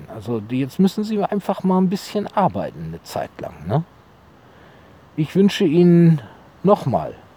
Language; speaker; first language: German; native; German